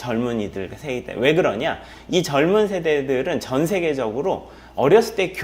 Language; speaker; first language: Korean; native; Korean